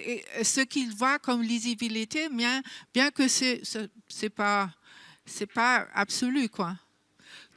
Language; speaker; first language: French; non-native, fluent; German